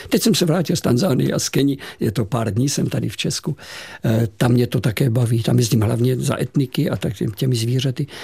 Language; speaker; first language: Czech; native; Czech